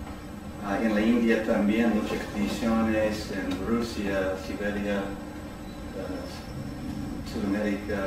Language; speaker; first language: Spanish; non-native, learner; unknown